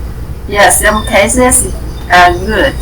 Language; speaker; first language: English; non-native, learner; Vietnamese